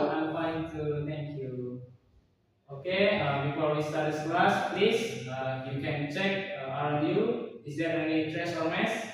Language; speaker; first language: English; non-native, learner; Indonesian